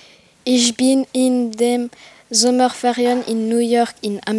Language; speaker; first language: German; non-native, learner; French